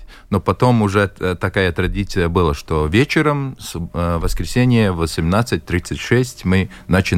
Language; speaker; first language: Russian; non-native, local second language; Latvian